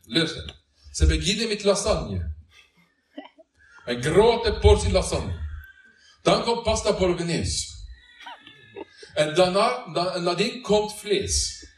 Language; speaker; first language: Dutch; non-native, learner; Norwegian